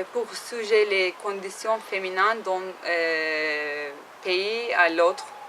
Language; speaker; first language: French; non-native, learner; Turkish